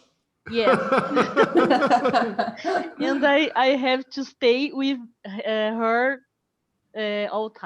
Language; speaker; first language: English; non-native, learner; Portuguese